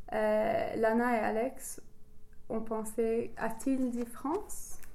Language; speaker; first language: French; non-native, learner; English